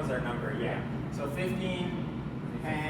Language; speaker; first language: English; native; English